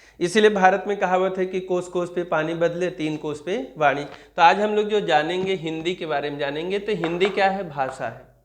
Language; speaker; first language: Hindi; native; Hindi